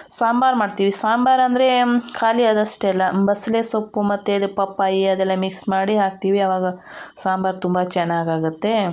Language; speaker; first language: Kannada; non-native, local second language; Konkani